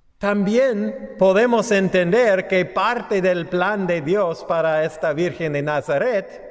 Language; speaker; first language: Spanish; non-native, fluent; English